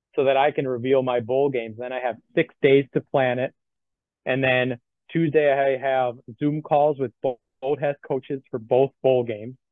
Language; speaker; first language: English; native; English